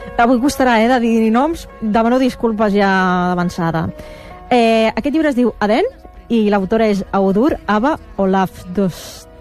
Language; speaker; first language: Catalan; native; Catalan